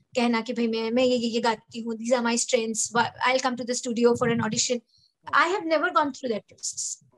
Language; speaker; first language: Hindi; native; Hindi